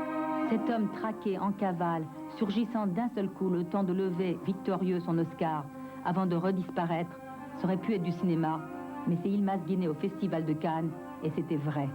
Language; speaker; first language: French; native; French